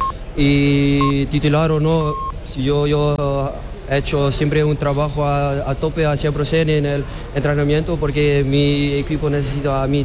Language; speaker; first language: Spanish; non-native, learner; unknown